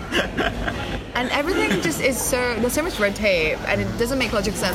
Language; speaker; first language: English; early bilingual, other home language; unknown